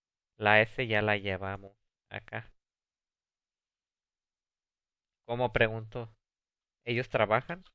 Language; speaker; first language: Spanish; early bilingual, heritage; Spanish